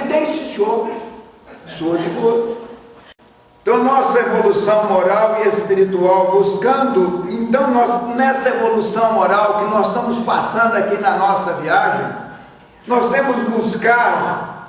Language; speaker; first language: Portuguese; native; Portuguese